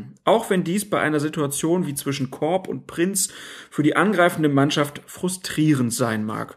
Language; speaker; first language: German; native; German